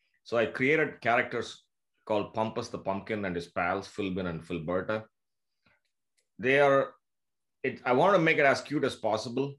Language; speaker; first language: English; non-native, local second language; Tamil